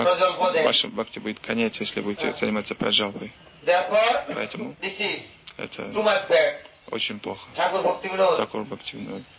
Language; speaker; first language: Russian; non-native, learner; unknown